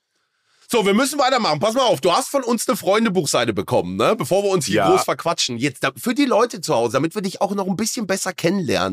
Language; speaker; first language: German; native; German